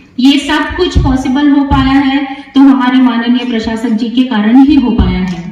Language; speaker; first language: Hindi; non-native, local second language; Kannada